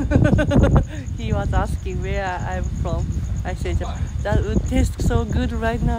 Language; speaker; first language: English; non-native, fluent; Japanese